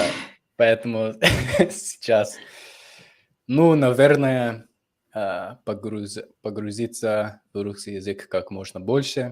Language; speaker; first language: Russian; non-native, fluent; English